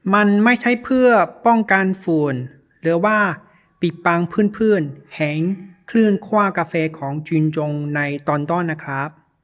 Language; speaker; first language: Thai; non-native, learner; Chinese